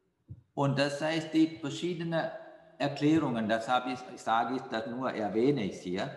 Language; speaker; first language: German; non-native, fluent; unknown